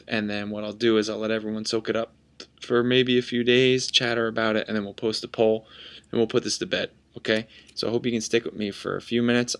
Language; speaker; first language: English; native; English